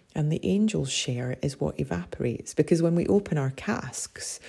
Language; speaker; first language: English; native; English